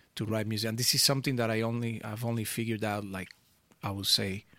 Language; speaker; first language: English; early bilingual, other home language; Portuguese